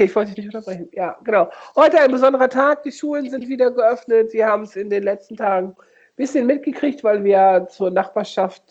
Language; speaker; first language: German; native; German